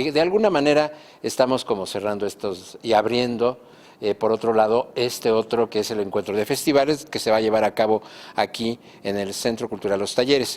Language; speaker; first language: Spanish; native; Spanish